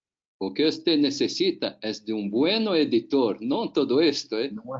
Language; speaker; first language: Spanish; non-native, learner; Portuguese